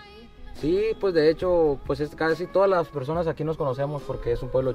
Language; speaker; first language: Spanish; native; Spanish